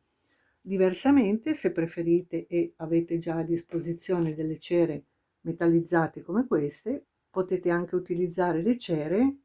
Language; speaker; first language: Italian; native; Italian